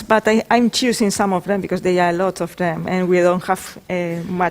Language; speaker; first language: English; non-native, learner; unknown